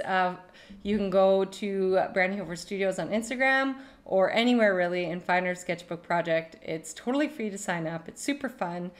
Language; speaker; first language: English; native; English